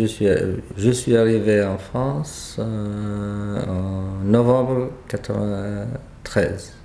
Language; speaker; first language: French; non-native, fluent; Albanian